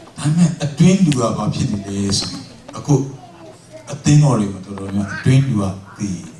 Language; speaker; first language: Burmese; non-native, local second language; Kachin